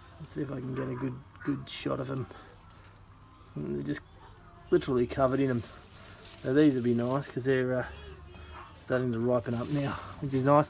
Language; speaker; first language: English; native; English